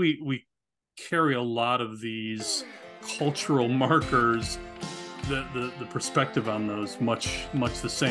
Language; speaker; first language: English; native; English